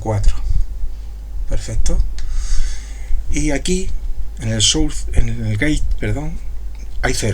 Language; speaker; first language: Spanish; native; Spanish